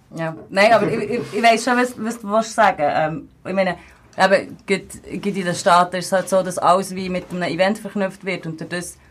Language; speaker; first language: German; native; German